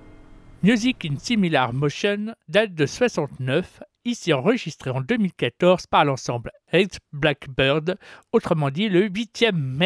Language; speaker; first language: French; native; French